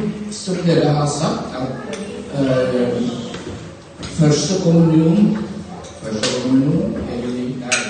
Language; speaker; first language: Norwegian; non-native, fluent; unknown